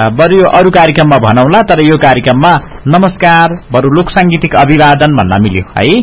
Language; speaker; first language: Nepali; non-native, local second language; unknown